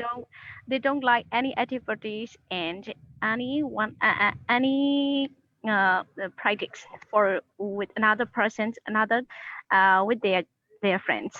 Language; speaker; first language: English; non-native, learner; Burmese